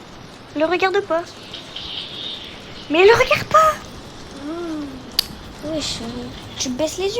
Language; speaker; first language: French; native; French